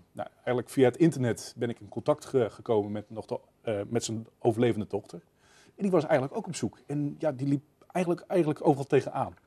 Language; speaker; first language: Dutch; native; Dutch